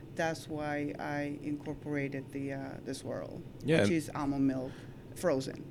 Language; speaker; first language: English; non-native, fluent; Spanish